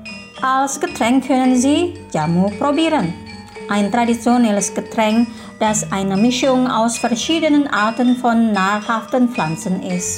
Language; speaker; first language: German; non-native, fluent; Indonesian